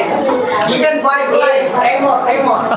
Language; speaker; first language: English; non-native, learner; Indonesian